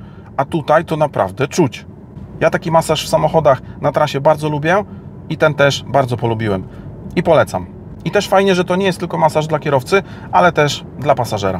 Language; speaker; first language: Polish; native; Polish